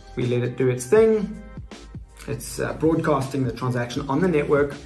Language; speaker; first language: English; native; English